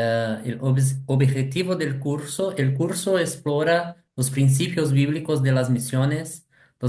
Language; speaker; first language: Spanish; non-native, fluent; Portuguese